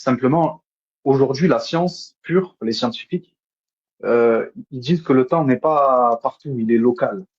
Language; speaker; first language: French; native; French